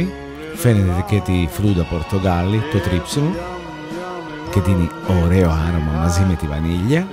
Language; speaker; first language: Greek; non-native, learner; Italian